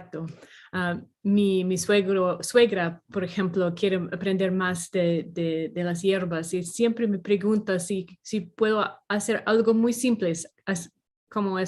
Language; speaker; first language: Spanish; non-native, learner; English